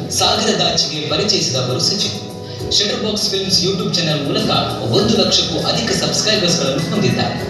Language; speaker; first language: Kannada; native; Kannada